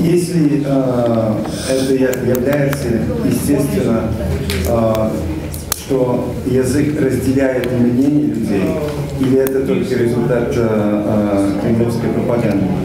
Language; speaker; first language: Russian; non-native, fluent; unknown